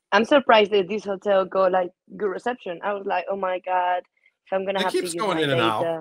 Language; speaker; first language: English; non-native, fluent; Spanish